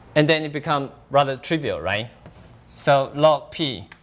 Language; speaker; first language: English; non-native, fluent; Chinese